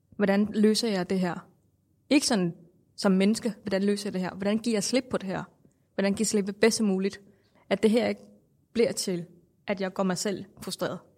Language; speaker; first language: Danish; non-native, fluent; Thai